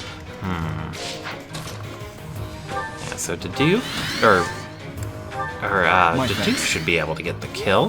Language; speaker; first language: English; native; English